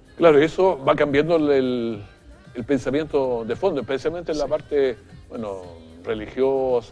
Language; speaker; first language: Spanish; native; Spanish